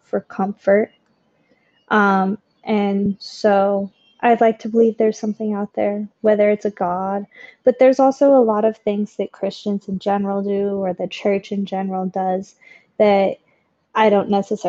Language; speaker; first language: English; native; English